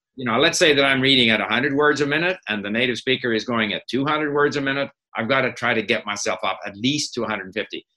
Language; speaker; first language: English; native; English